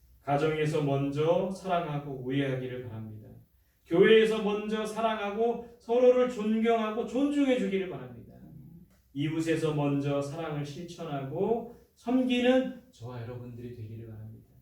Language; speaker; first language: Korean; native; Korean